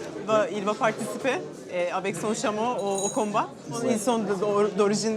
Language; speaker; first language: French; non-native, fluent; Turkish